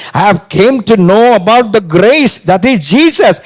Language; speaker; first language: English; non-native, local second language; Tamil